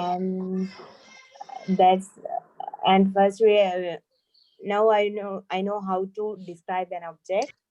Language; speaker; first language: English; non-native, learner; Malayalam